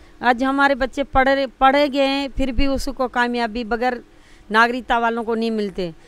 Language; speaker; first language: Urdu; non-native, local second language; Sindhi